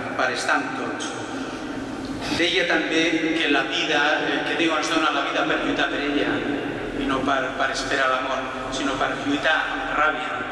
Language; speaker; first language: Catalan; non-native, local second language; Spanish